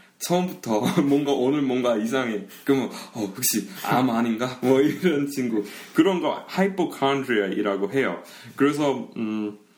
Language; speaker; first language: Korean; early bilingual, heritage; Korean